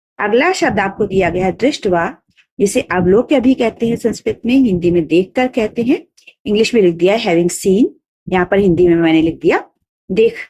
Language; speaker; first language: Hindi; native; Hindi